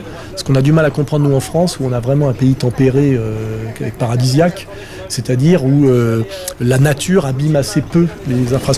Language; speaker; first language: French; native; French